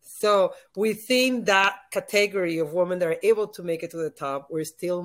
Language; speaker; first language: English; non-native, fluent; Spanish